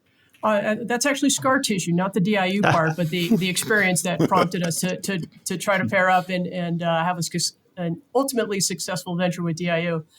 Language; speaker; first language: English; native; English